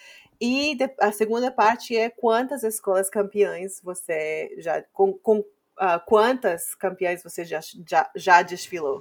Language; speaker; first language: Portuguese; non-native, fluent; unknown